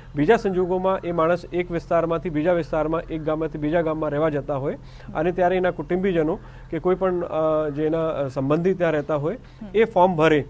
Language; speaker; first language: Gujarati; non-native, local second language; Hindi